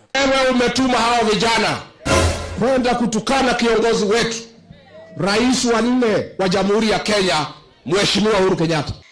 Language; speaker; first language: Swahili; non-native, local second language; Kikuyu